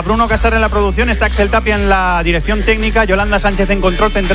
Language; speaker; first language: Spanish; native; Spanish